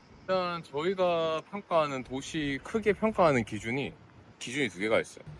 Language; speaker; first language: Korean; native; Korean